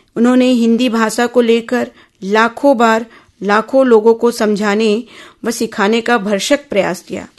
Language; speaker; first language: Hindi; non-native, local second language; Odia